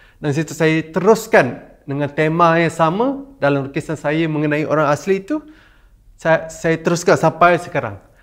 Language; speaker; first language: Malay; non-native, local second language; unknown